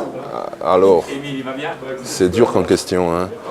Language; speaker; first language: French; non-native, fluent; Bosnian